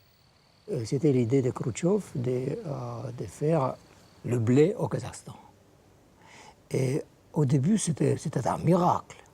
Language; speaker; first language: French; non-native, fluent; Russian